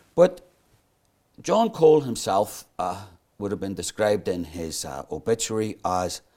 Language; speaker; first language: English; native; English